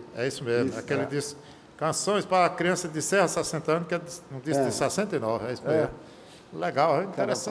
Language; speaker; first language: Portuguese; native; Portuguese